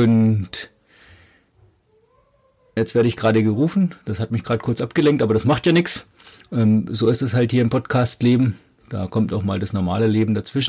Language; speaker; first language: German; native; German